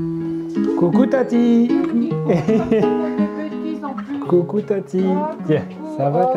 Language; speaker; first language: French; native; French